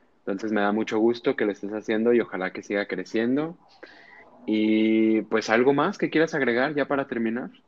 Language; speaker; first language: Spanish; native; Spanish